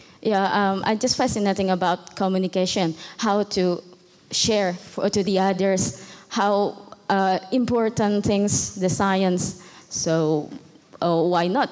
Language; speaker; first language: English; non-native, learner; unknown